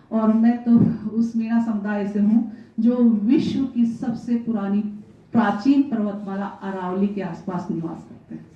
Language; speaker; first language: Hindi; non-native, local second language; Rajasthani